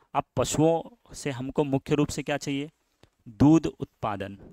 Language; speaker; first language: Hindi; native; Hindi